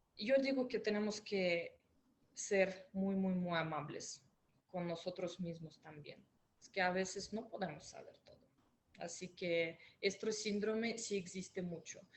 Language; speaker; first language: Spanish; non-native, fluent; Russian